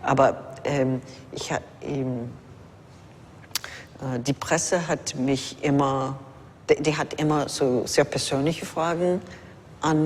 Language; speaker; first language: German; non-native, fluent; English